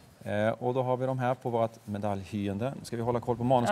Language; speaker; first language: Swedish; native; Swedish